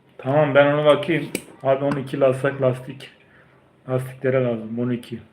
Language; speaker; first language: Turkish; early bilingual, heritage; Turkish